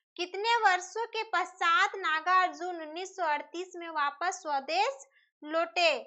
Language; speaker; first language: Hindi; native; Hindi